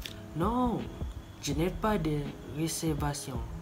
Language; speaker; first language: French; non-native, learner; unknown